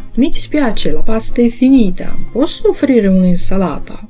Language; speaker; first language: Italian; non-native, fluent; Ukrainian